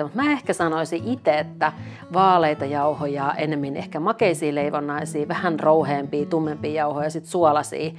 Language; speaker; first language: Finnish; native; Finnish